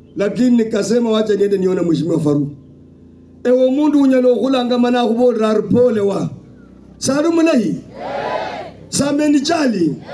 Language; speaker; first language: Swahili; non-native, local second language; Luyia